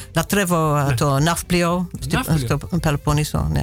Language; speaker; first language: Greek; non-native, fluent; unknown